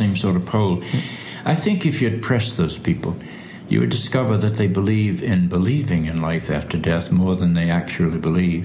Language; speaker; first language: English; native; English